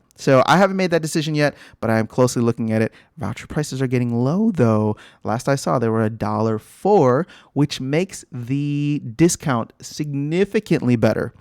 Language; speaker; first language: English; native; English